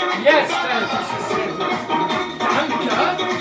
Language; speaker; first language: German; non-native, learner; English